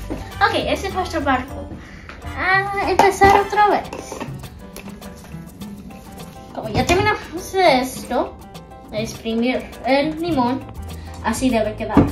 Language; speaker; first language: Spanish; early bilingual, heritage; Spanish